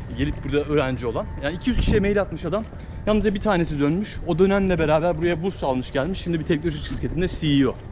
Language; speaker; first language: Turkish; native; Turkish